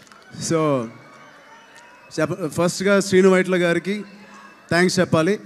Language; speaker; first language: Telugu; native; Telugu